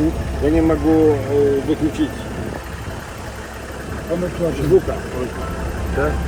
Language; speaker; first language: Russian; non-native, learner; Polish